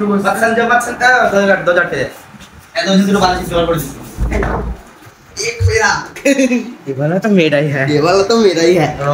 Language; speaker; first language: Hindi; non-native, local second language; Bangla